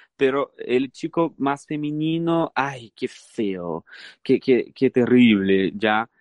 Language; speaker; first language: Spanish; non-native, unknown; Portuguese